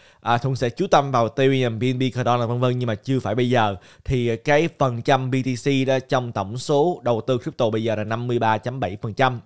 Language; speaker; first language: Vietnamese; native; Vietnamese